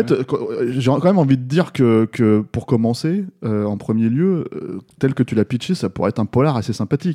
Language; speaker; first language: French; native; French